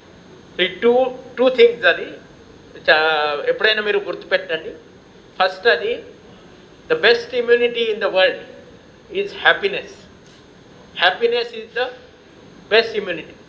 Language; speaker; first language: Telugu; non-native, local second language; Hindi